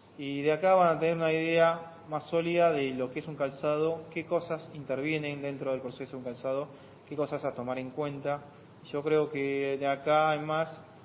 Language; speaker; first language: Spanish; non-native, fluent; Korean